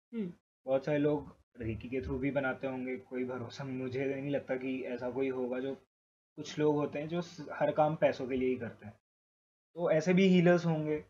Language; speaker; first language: Hindi; native; Hindi